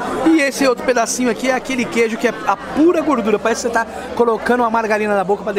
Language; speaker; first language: Portuguese; native; Portuguese